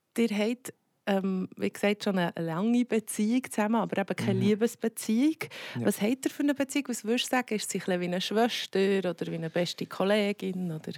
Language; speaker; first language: German; native; German